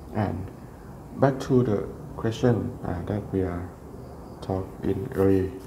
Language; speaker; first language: English; non-native, fluent; Thai